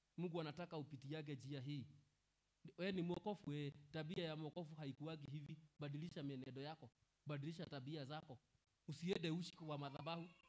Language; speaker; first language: Swahili; non-native, local second language; Kikuyu